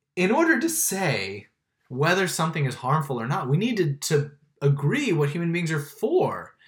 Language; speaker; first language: English; native; English